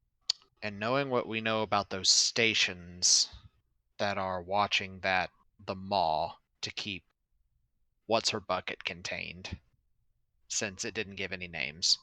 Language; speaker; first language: English; native; English